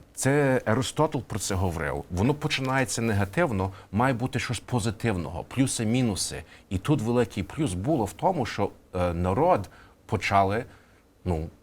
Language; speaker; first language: Ukrainian; early bilingual, heritage; Ukrainian